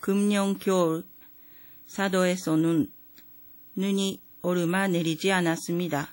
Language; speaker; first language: Korean; non-native, fluent; Japanese